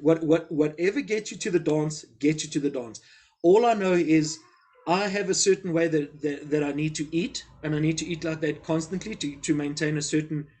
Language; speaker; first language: English; native; English